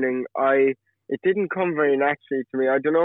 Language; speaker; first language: English; native; English